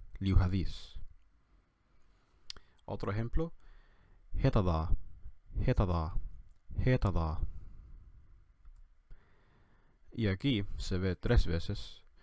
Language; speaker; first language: Spanish; non-native, fluent; English